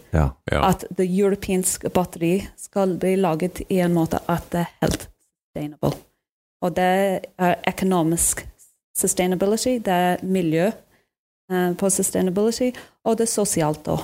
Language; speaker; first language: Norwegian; non-native, fluent; English